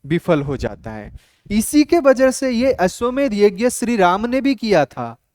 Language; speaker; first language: Hindi; non-native, local second language; Assamese